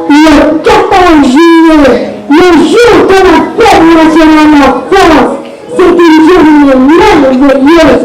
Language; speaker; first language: French; non-native, learner; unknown